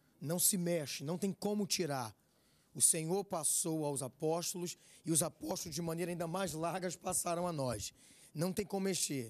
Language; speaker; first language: Portuguese; native; Portuguese